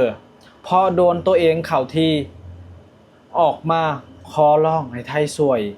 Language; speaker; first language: Thai; non-native, local second language; Lao